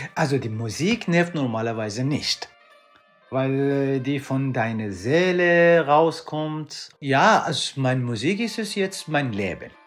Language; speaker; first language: German; non-native, learner; Persian